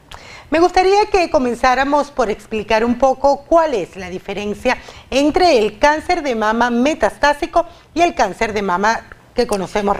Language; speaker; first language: Spanish; native; Spanish